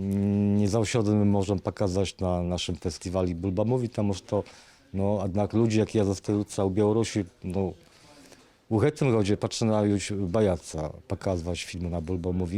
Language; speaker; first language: Polish; non-native, learner; Belarusian